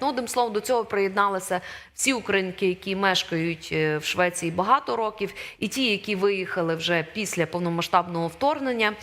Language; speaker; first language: Ukrainian; native; Ukrainian